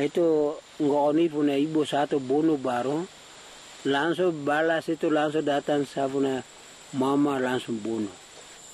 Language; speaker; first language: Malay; non-native, local second language; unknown